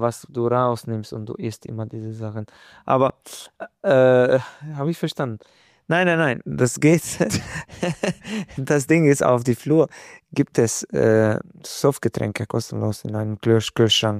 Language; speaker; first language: German; non-native, fluent; Hungarian